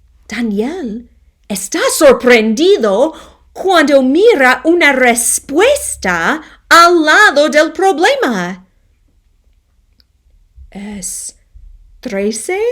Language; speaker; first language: Spanish; non-native, fluent; English